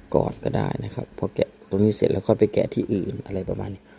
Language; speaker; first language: Thai; native; Thai